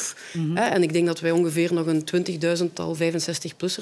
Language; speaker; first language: Dutch; native; Dutch